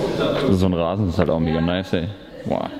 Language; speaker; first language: German; native; German